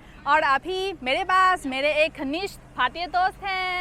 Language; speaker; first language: Hindi; non-native, fluent; Chinese